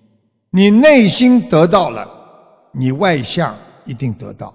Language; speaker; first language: Chinese; native; Chinese